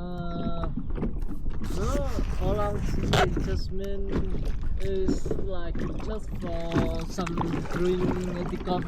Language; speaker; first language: English; non-native, learner; Vietnamese